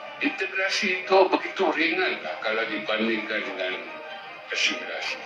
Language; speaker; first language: Malay; native; Malay